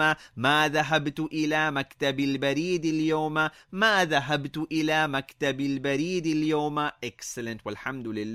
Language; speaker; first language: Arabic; non-native, fluent; English